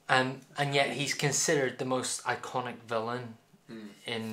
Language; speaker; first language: English; native; English